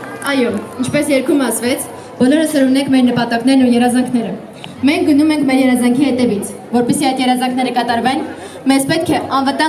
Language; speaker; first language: Armenian; native; Armenian